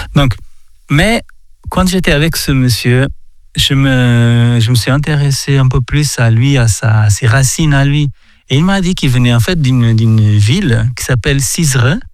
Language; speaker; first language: French; non-native, fluent; Portuguese